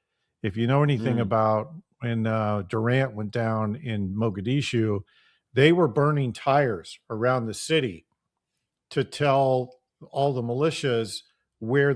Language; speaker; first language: English; native; English